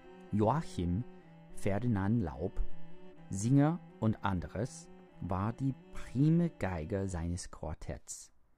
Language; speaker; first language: German; non-native, fluent; English